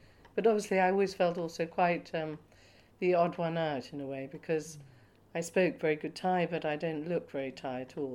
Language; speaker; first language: English; native; English